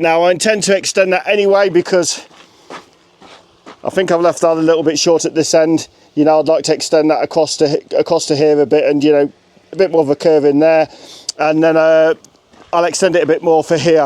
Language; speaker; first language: English; native; English